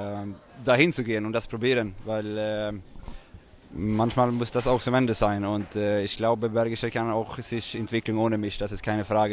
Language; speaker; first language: German; non-native, fluent; Swedish